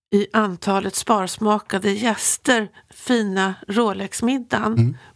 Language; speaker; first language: Swedish; native; Swedish